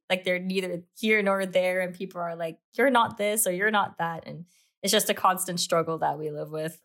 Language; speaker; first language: English; native; English